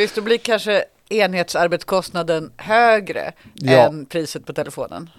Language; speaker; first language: Swedish; native; Swedish